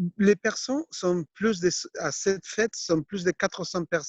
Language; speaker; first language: French; non-native, fluent; Spanish